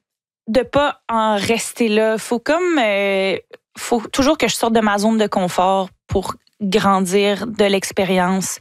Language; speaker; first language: French; native; French